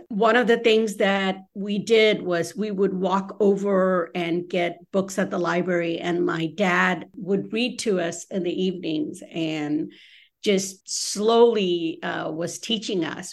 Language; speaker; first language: English; early bilingual, other home language; Bangla